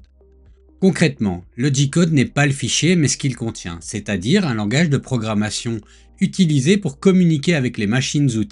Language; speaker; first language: French; native; French